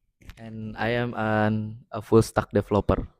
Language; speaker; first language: English; non-native, learner; Indonesian